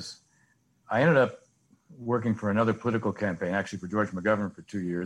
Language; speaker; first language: English; native; English